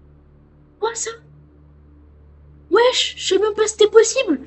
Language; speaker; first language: French; native; French